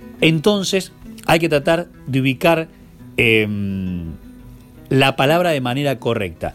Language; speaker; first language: Spanish; native; Spanish